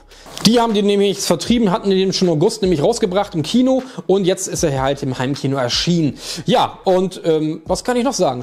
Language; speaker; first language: German; native; German